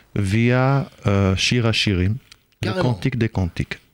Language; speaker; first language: French; non-native, fluent; Hebrew